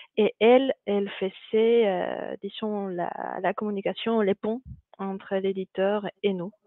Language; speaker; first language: French; non-native, fluent; Spanish